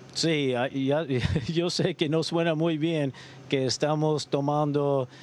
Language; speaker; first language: Spanish; early bilingual, other home language; English